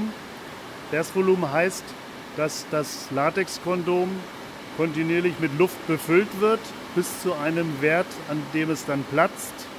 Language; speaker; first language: German; native; German